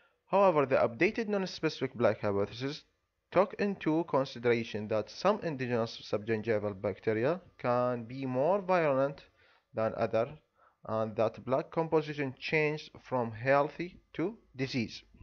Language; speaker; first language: English; non-native, fluent; Arabic